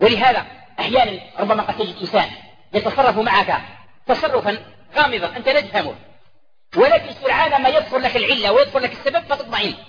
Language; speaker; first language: Arabic; native; Arabic